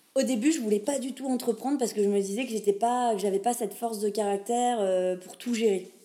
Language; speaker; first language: French; native; French